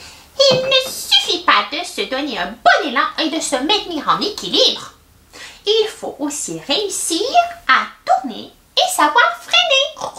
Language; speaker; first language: French; native; French